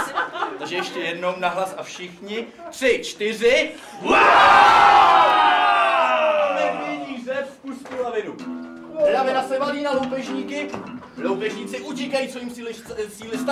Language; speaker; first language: Czech; native; Czech